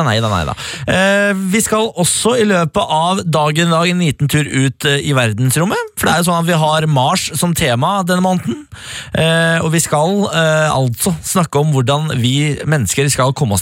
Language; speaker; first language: Norwegian; native; Norwegian